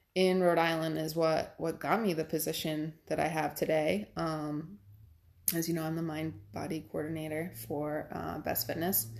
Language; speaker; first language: English; native; English